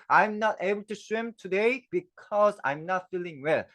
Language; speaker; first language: English; non-native, fluent; Korean